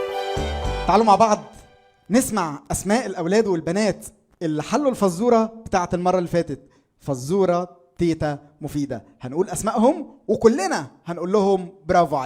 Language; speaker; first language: Arabic; native; Arabic